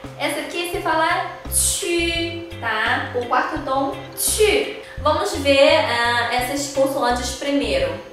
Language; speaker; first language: Portuguese; non-native, fluent; Chinese